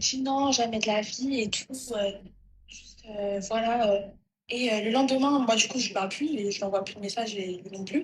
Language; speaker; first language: French; native; French